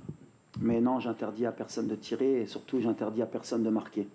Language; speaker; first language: French; native; French